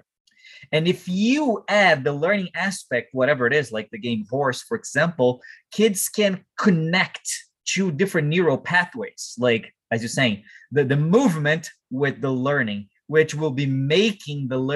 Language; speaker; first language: English; non-native, fluent; Portuguese